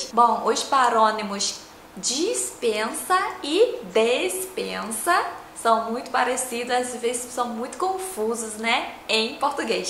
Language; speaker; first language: Portuguese; non-native, fluent; Chinese